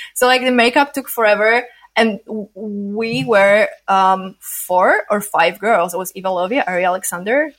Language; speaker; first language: English; non-native, fluent; Polish